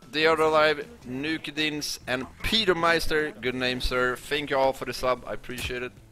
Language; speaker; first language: English; non-native, fluent; Swedish